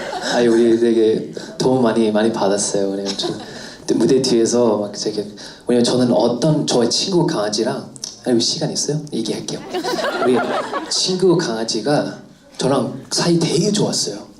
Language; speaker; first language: Korean; non-native, fluent; English